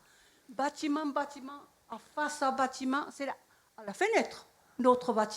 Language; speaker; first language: French; non-native, learner; Japanese